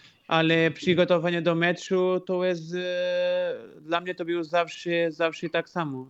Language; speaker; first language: Polish; non-native, fluent; Portuguese